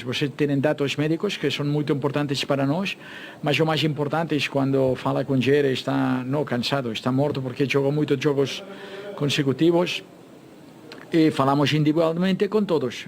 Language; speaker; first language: Portuguese; non-native, fluent; Catalan